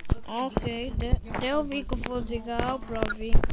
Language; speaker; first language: Bulgarian; non-native, learner; English